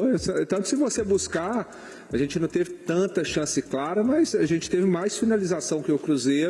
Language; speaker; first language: Portuguese; native; Portuguese